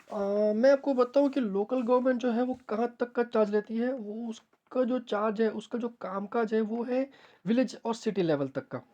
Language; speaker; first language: Hindi; native; Hindi